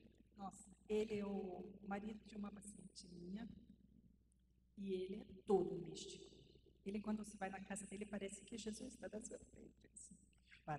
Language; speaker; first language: Portuguese; non-native, fluent; German